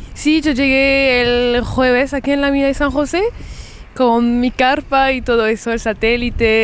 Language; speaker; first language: Spanish; early bilingual, heritage; French